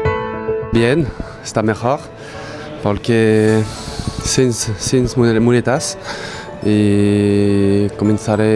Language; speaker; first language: Spanish; non-native, learner; French